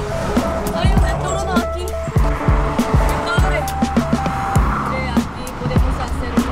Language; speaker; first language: Spanish; non-native, fluent; Korean